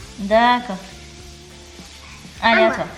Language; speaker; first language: French; native; French